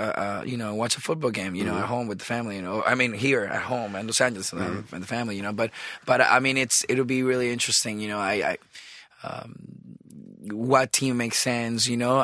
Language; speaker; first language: English; non-native, fluent; Spanish